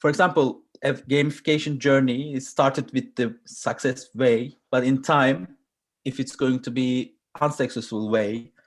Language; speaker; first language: English; non-native, learner; Turkish